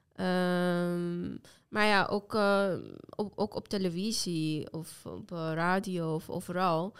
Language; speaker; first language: Dutch; non-native, fluent; Azerbaijani